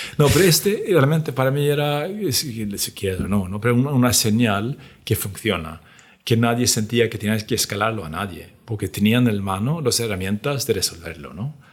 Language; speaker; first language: Spanish; non-native, fluent; Swedish